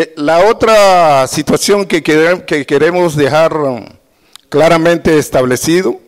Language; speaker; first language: Spanish; native; Spanish